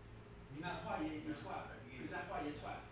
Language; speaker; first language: Chinese; non-native, fluent; French